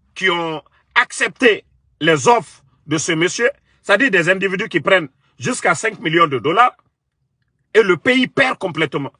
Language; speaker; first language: French; non-native, local second language; Mandingo